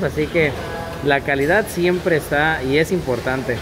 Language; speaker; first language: Spanish; native; Spanish